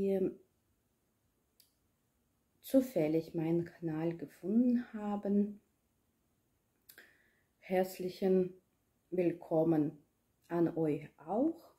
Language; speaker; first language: German; non-native, learner; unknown